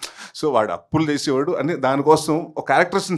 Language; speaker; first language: Telugu; native; Telugu